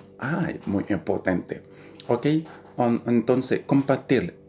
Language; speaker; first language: Spanish; non-native, learner; Haitian Creole